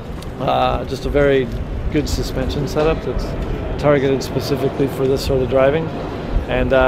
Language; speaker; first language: English; native; English